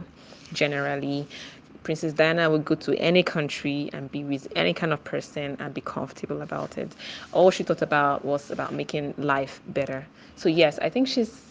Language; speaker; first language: English; non-native, local second language; Igbo